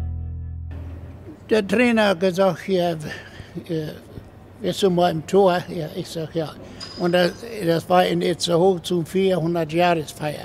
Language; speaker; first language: German; native; German